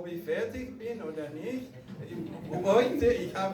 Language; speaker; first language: German; non-native, fluent; Rundi